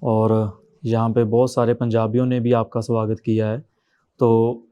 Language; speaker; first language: Hindi; non-native, local second language; Punjabi